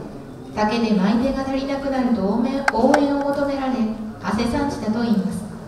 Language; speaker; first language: Japanese; native; Japanese